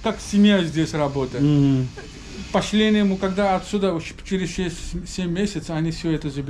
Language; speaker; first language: Russian; non-native, learner; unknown